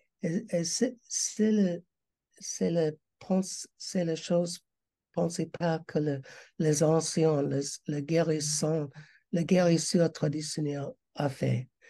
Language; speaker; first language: French; non-native, learner; English